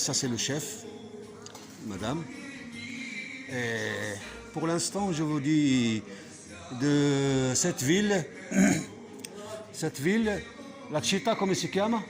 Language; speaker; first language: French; non-native, fluent; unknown